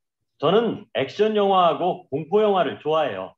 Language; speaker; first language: Korean; non-native, learner; Vietnamese